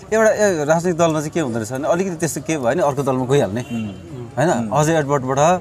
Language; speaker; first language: Nepali; native; Nepali